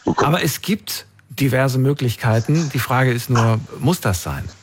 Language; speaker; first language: German; native; German